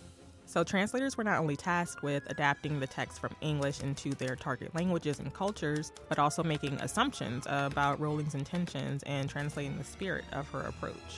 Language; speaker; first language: English; native; English